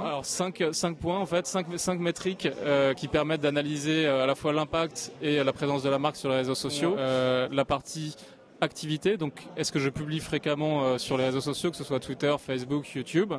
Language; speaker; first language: French; native; French